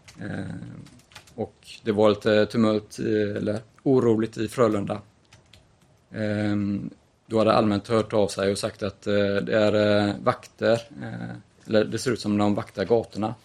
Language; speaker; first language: Swedish; native; Swedish